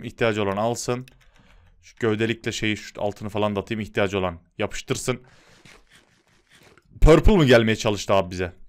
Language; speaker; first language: Turkish; native; Turkish